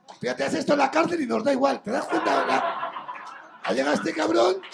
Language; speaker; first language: Spanish; native; Spanish